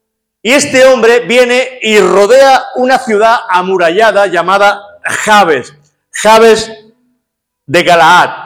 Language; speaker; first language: Spanish; native; Spanish